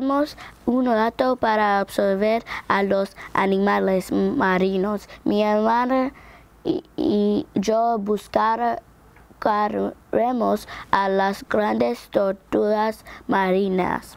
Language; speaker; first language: Spanish; non-native, learner; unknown